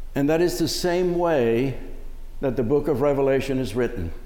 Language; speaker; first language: English; early bilingual, other home language; Spanish